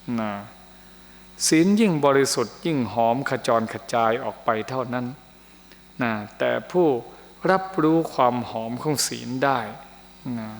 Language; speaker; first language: Thai; native; Thai